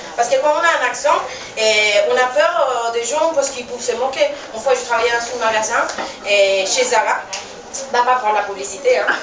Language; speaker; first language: French; non-native, fluent; Spanish